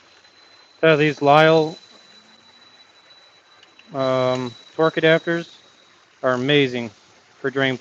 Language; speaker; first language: English; native; English